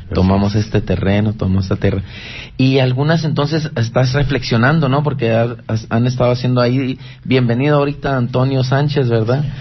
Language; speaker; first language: Spanish; early bilingual, heritage; Spanish